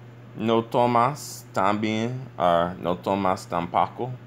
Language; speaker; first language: Spanish; non-native, learner; English